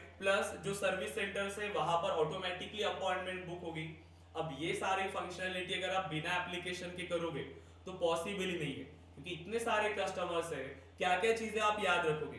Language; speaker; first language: Hindi; native; Hindi